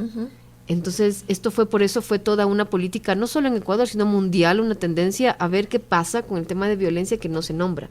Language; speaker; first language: Spanish; native; Spanish